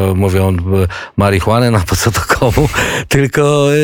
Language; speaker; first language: Polish; native; Polish